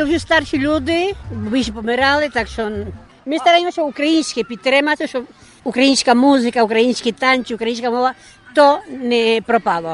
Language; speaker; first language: Ukrainian; early bilingual, heritage; Ukrainian